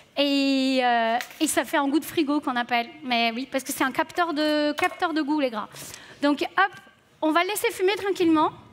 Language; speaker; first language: French; non-native, fluent; Portuguese